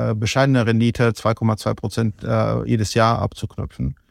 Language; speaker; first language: German; non-native, fluent; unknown